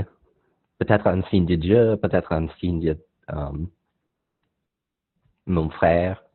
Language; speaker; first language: French; non-native, learner; English